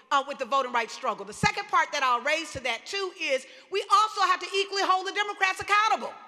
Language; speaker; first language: English; native; English